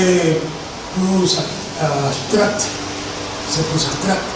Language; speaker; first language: French; non-native, fluent; Spanish